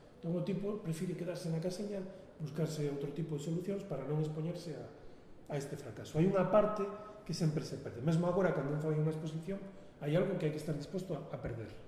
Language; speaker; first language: Galician; non-native, local second language; Spanish